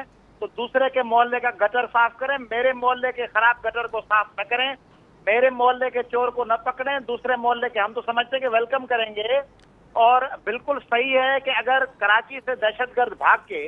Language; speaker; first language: Urdu; native; Urdu